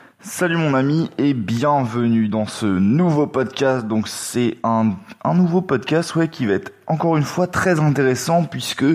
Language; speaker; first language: French; native; French